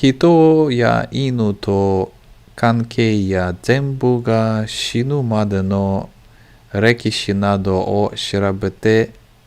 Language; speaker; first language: Japanese; non-native, learner; English